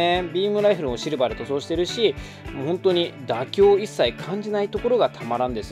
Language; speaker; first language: Japanese; native; Japanese